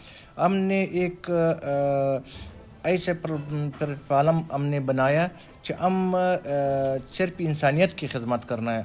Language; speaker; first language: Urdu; non-native, local second language; Pashto